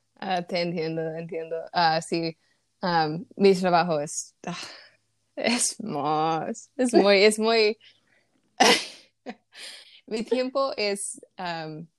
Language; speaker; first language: Spanish; non-native, learner; English